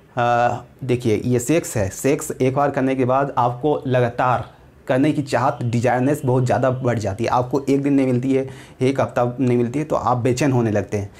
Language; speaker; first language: Hindi; native; Hindi